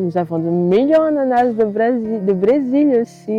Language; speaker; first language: French; non-native, learner; Portuguese